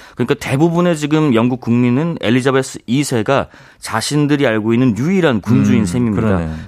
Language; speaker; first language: Korean; native; Korean